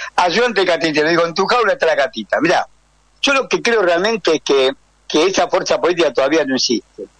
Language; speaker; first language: Spanish; native; Spanish